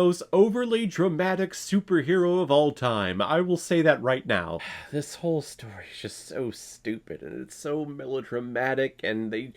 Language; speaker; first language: English; native; English